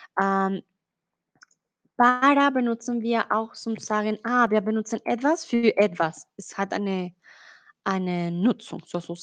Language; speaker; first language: German; non-native, learner; Spanish